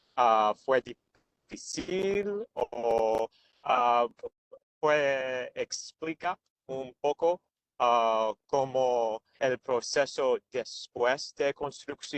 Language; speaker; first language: Spanish; non-native, learner; Portuguese